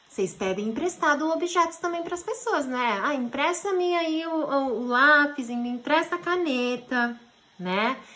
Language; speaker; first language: Portuguese; early bilingual, heritage; Japanese